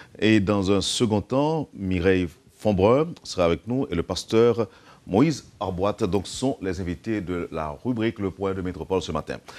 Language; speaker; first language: French; non-native, local second language; Haitian Creole